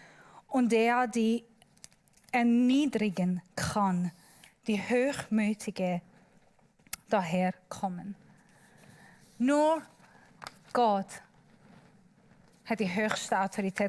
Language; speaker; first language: German; non-native, learner; Persian